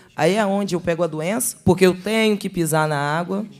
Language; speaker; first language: Portuguese; native; Portuguese